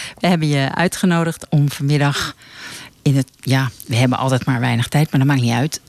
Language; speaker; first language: Dutch; native; Dutch